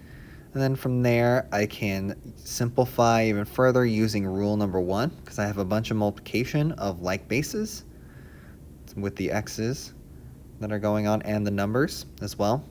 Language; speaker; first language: English; native; English